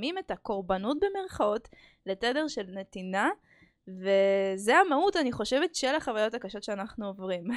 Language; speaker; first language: Hebrew; early bilingual, other home language; Russian